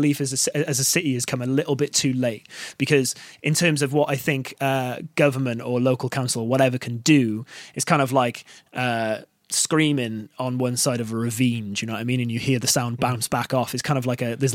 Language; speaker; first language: English; native; English